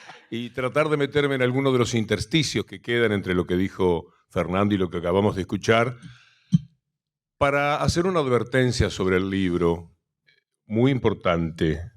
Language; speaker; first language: Spanish; native; Spanish